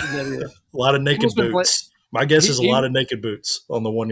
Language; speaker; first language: English; native; English